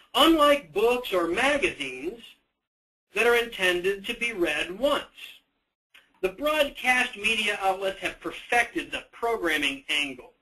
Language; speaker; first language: English; native; English